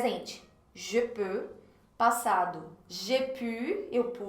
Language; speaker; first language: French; non-native, fluent; Portuguese